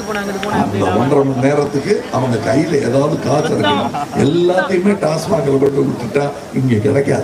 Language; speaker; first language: Tamil; native; Tamil